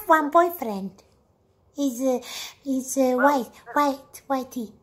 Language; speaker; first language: English; non-native, learner; Amharic